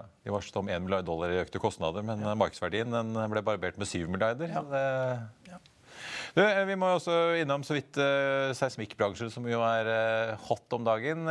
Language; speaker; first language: Norwegian; native; Norwegian